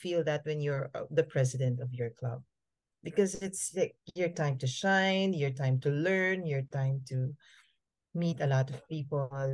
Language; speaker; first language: English; non-native, local second language; Filipino